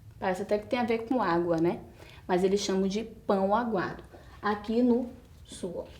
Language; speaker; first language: Portuguese; native; Portuguese